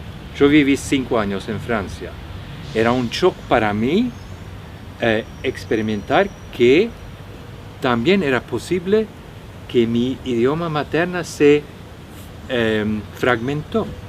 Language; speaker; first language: Spanish; non-native, fluent; Norwegian